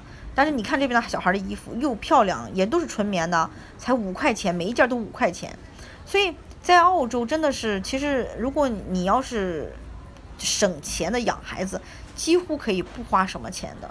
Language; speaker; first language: Chinese; native; Chinese